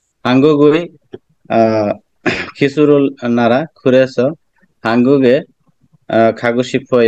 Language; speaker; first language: Korean; non-native, learner; Bangla